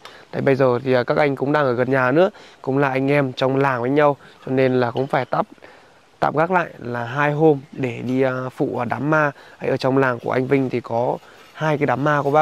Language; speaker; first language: Vietnamese; native; Vietnamese